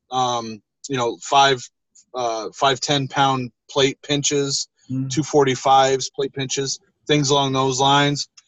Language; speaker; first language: English; native; English